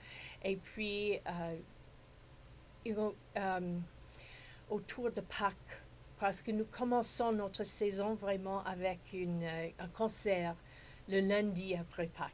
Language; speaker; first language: French; non-native, fluent; English